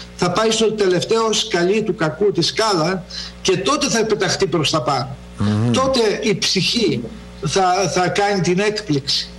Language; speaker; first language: Greek; native; Greek